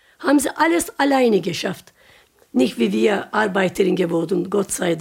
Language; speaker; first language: German; non-native, learner; Turkish